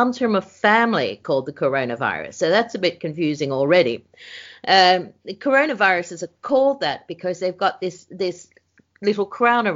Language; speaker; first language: English; native; English